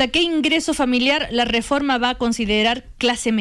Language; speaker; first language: Spanish; native; Spanish